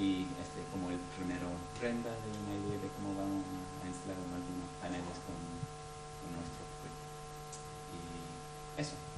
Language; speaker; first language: Spanish; non-native, fluent; English